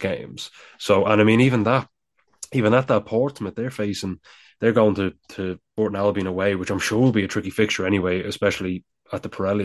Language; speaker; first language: English; native; English